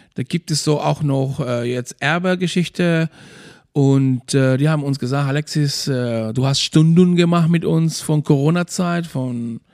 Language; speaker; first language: German; non-native, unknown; Spanish